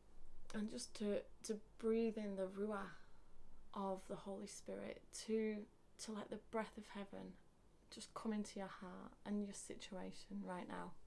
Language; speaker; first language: English; native; English